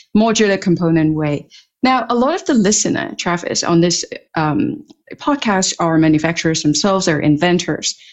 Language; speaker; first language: English; non-native, local second language; Cantonese